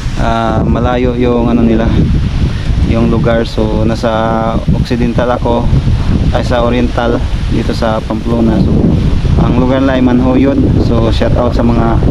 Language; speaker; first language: Filipino; non-native, local second language; Cebuano